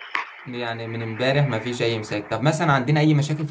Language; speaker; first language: Arabic; native; Arabic